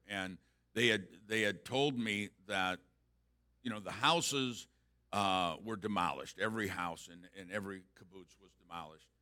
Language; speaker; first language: English; native; English